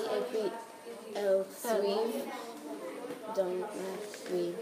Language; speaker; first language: French; non-native, learner; English